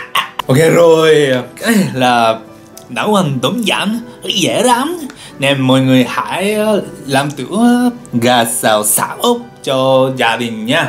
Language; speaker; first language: Vietnamese; non-native, learner; Japanese